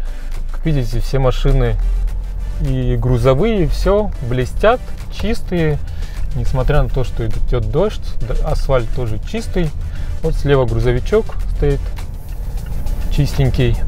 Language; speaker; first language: Russian; native; Russian